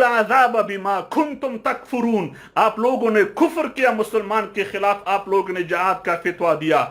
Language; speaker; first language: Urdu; non-native, fluent; Pashto